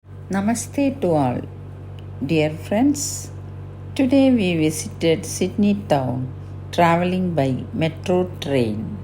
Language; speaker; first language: English; non-native, local second language; Malayalam